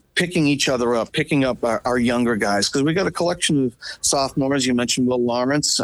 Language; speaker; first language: English; native; English